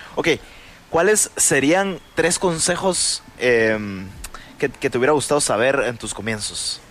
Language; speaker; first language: Spanish; native; Spanish